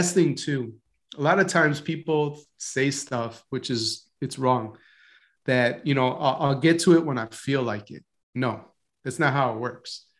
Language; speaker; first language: English; native; English